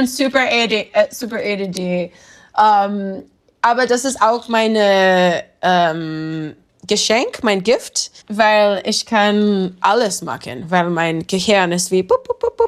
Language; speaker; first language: German; non-native, learner; English